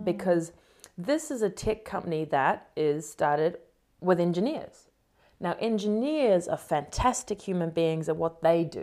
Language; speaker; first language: English; native; English